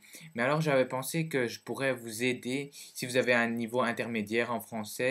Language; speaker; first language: French; early bilingual, other home language; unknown